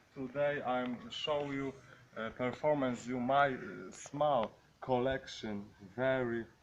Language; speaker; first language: English; non-native, learner; Polish